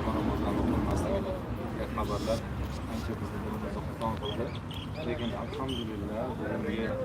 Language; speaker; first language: Uzbek; native; Uzbek